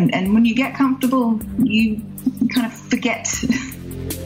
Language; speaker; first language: English; native; English